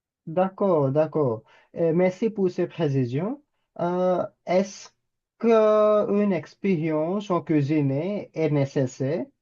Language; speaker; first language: French; non-native, fluent; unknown